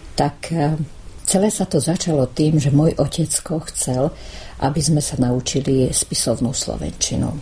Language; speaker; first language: Slovak; early bilingual, heritage; Slovak